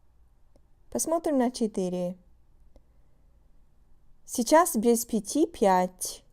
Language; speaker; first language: Russian; non-native, fluent; English